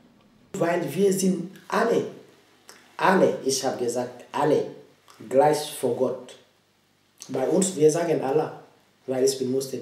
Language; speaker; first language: German; non-native, learner; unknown